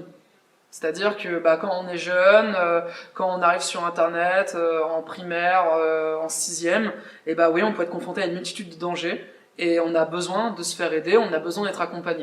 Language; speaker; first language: French; native; French